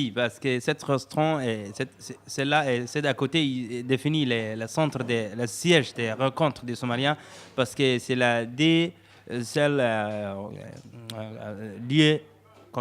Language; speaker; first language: French; non-native, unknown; Somali